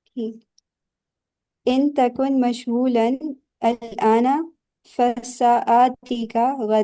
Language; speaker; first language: Arabic; non-native, learner; Urdu